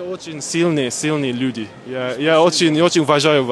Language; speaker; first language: Russian; non-native, learner; Japanese